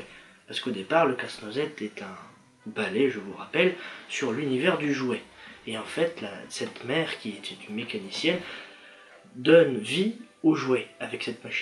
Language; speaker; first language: French; native; French